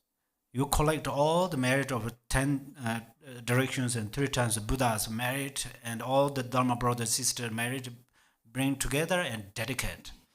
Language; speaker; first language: English; non-native, learner; Tibetan